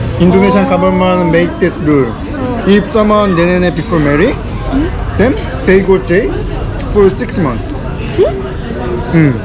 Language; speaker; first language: English; non-native, learner; Korean